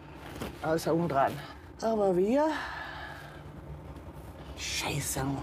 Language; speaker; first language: German; native; German